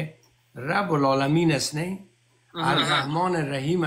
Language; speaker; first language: Persian; native; Persian